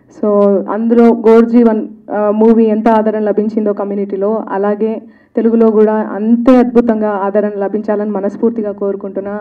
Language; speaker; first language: Telugu; non-native, local second language; Lambadi